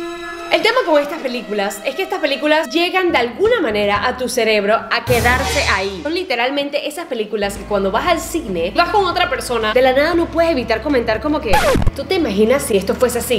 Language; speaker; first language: Spanish; native; Spanish